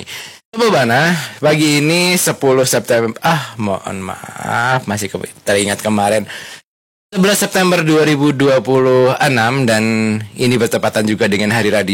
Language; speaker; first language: Indonesian; native; Indonesian